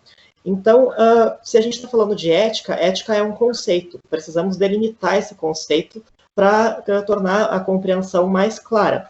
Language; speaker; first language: Portuguese; native; Portuguese